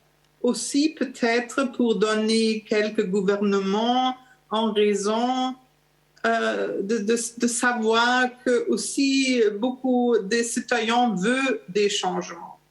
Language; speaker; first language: French; non-native, learner; German